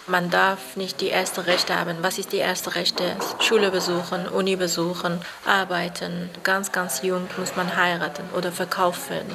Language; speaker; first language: German; non-native, fluent; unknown